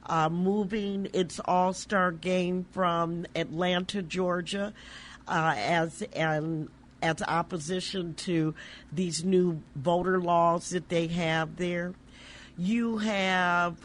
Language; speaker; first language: English; native; English